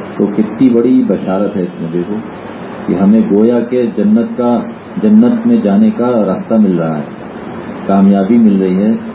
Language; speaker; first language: Urdu; native; Urdu